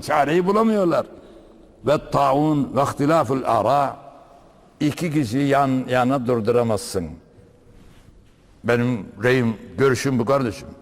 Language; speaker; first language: Turkish; native; Turkish